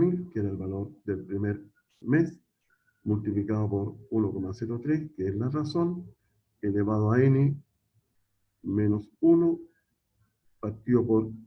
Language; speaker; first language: Spanish; native; Spanish